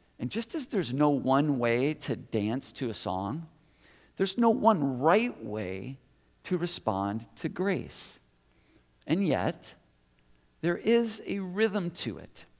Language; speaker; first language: English; native; English